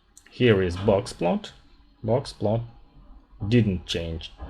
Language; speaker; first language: English; non-native, fluent; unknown